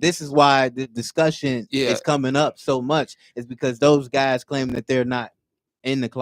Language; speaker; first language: English; native; English